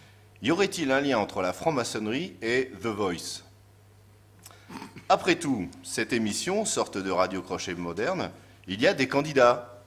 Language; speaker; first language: French; native; French